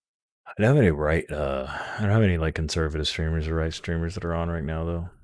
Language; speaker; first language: English; native; English